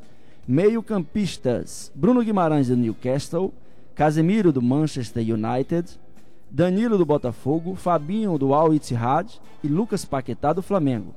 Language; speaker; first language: Portuguese; native; Portuguese